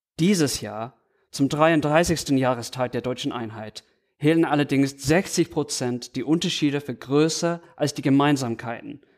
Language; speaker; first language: German; non-native, fluent; English